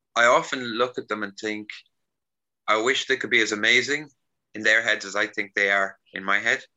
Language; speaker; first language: English; native; English